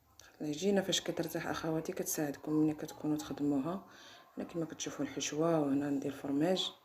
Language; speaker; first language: Arabic; native; Arabic